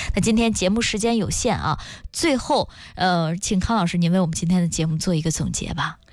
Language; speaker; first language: Chinese; native; Chinese